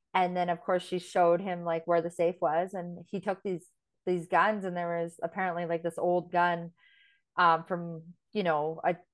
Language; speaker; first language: English; native; English